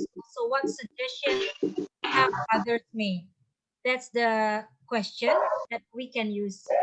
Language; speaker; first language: English; non-native, fluent; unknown